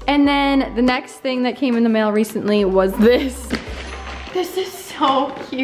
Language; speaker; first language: English; native; English